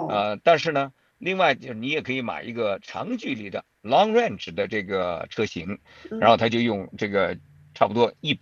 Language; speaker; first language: Chinese; native; Chinese